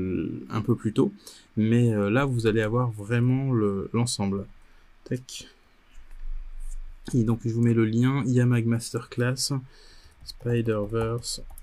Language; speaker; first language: French; native; French